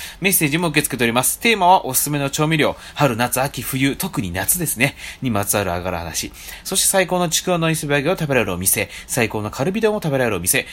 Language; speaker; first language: Japanese; native; Japanese